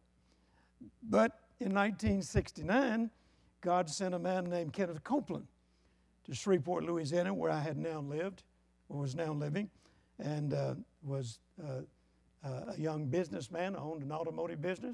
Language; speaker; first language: English; native; English